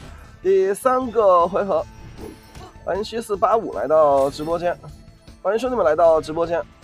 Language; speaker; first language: Chinese; native; Chinese